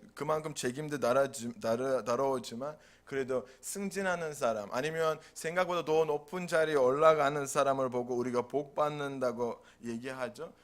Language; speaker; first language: Korean; non-native, fluent; Turkish